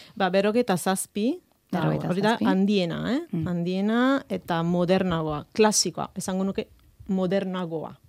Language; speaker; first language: Basque; non-native, fluent; Italian